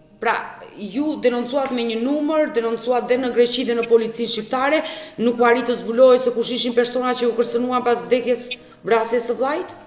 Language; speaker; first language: Albanian; native; Albanian